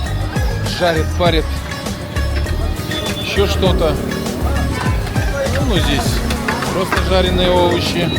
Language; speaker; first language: Russian; native; Russian